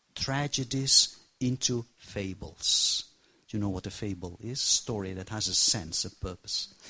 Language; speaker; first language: English; non-native, fluent; Spanish